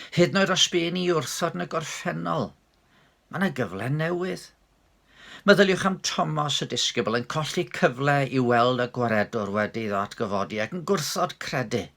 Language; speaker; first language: Welsh; native; Welsh